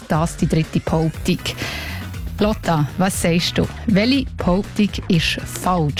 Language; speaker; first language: German; native; German